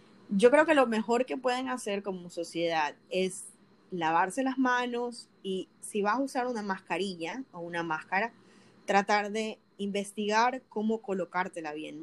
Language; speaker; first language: Spanish; native; Spanish